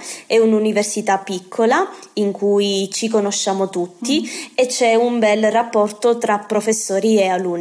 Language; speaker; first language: Italian; native; Italian